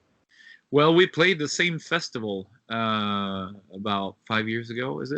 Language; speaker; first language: English; non-native, fluent; Swedish